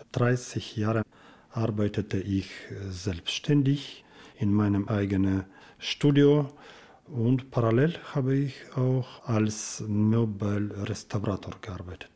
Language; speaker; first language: German; non-native, learner; Ukrainian